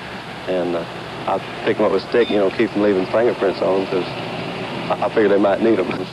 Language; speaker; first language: English; native; English